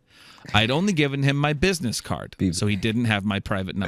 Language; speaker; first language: English; native; English